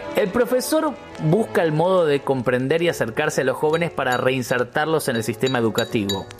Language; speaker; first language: Spanish; native; Spanish